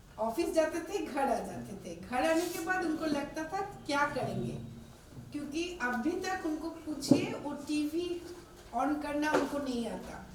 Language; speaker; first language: Hindi; non-native, local second language; Bangla